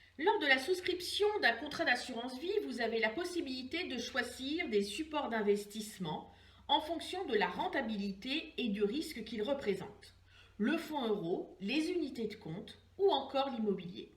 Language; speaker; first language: French; native; French